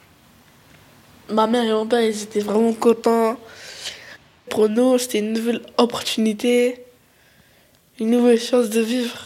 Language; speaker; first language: French; early bilingual, other home language; Arabic